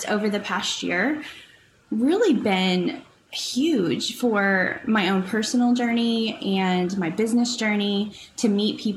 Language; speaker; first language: English; native; English